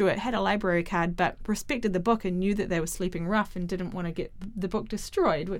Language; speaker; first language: English; native; English